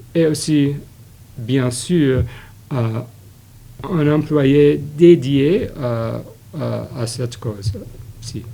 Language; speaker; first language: French; non-native, fluent; English